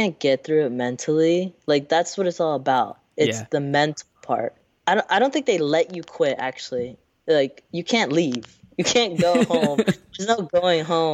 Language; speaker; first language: English; native; English